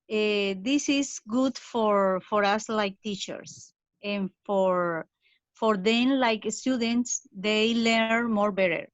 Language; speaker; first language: English; non-native, fluent; Spanish